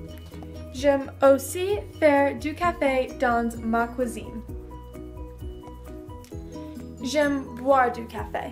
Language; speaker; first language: French; non-native, learner; English